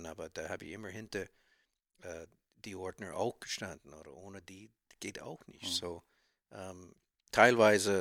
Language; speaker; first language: German; non-native, learner; English